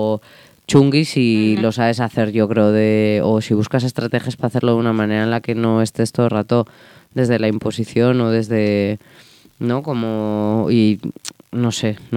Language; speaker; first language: Spanish; native; Spanish